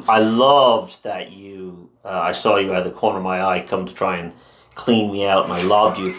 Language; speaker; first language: English; non-native, local second language; Irish